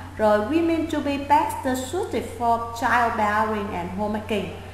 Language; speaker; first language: English; non-native, fluent; Vietnamese